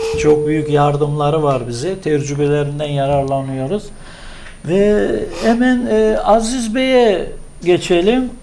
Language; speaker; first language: Turkish; native; Turkish